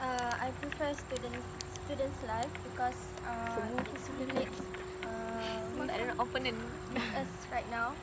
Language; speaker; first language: English; non-native, fluent; Malay